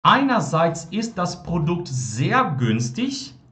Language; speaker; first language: German; non-native, fluent; Portuguese